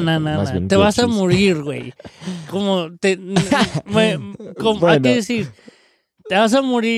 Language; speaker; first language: Spanish; early bilingual, heritage; Spanish